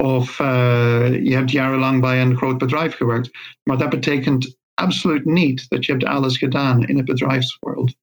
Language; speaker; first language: Dutch; non-native, fluent; English